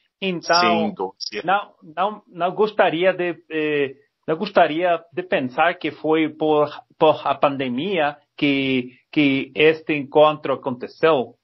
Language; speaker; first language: Portuguese; non-native, learner; Spanish